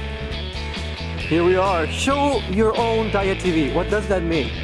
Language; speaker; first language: English; non-native, fluent; Italian